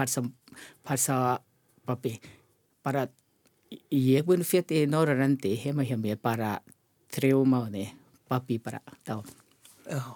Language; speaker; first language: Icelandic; non-native, learner; Thai